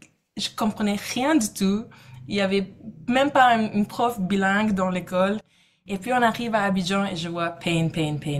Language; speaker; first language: French; non-native, fluent; English